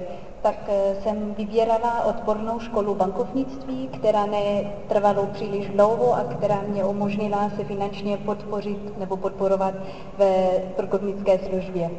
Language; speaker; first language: Czech; non-native, fluent; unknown